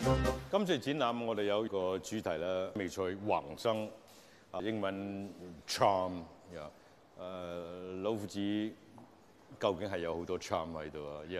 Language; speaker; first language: Chinese; native; Chinese